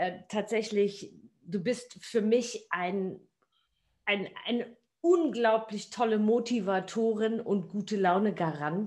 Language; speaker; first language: German; native; German